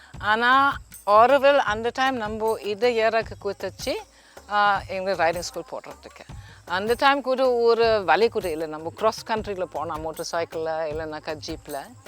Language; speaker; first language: Tamil; non-native, learner; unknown